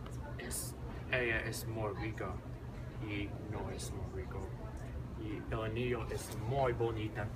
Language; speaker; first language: Spanish; non-native, learner; English